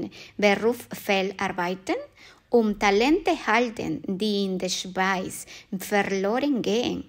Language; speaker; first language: German; non-native, fluent; Spanish